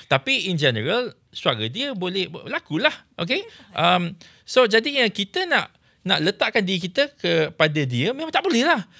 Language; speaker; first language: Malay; native; Malay